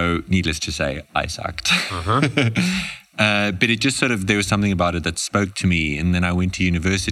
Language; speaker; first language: English; native; English